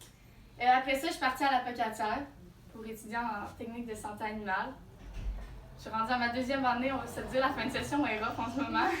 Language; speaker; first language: French; native; French